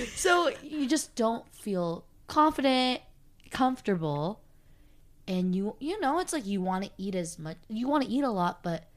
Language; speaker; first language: English; native; English